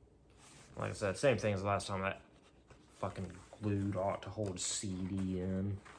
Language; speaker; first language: English; native; English